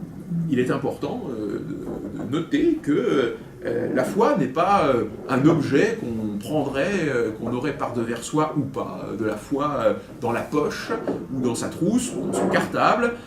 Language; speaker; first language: French; native; French